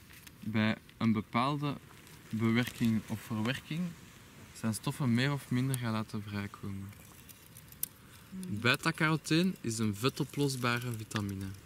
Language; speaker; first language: Dutch; native; Dutch